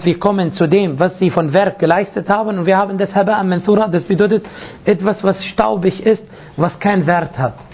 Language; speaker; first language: German; non-native, fluent; Arabic